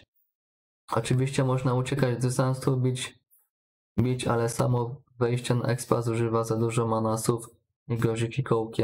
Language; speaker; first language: Polish; native; Polish